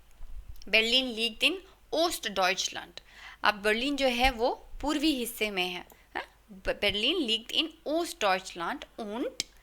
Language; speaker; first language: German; non-native, fluent; Hindi